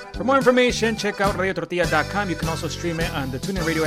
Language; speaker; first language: English; early bilingual, other home language; Spanish